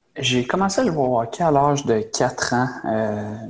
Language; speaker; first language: French; native; French